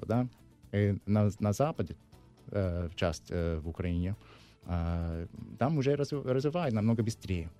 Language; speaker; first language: Russian; non-native, learner; English